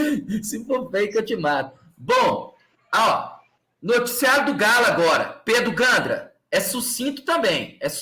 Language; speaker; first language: Portuguese; native; Portuguese